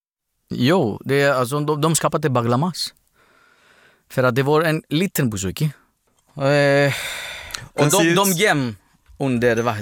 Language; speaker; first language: Swedish; non-native, learner; Greek